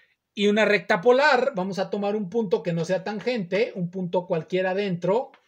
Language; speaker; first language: Spanish; native; Spanish